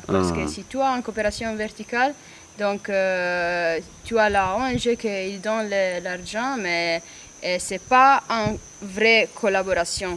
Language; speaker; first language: French; non-native, learner; Italian